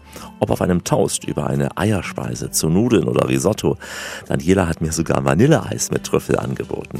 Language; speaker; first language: German; native; German